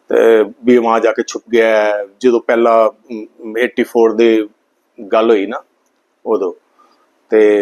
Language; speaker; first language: Hindi; non-native, local second language; Punjabi